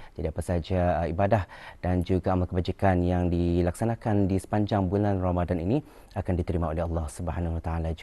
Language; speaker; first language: Malay; native; Malay